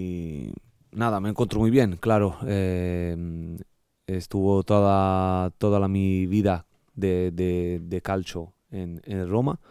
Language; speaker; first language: Spanish; non-native, learner; Italian